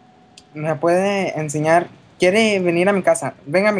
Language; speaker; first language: Spanish; early bilingual, heritage; Spanish